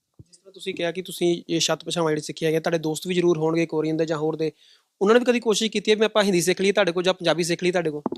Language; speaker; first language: Punjabi; native; Punjabi